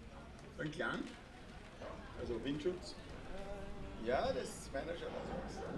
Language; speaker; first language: German; native; German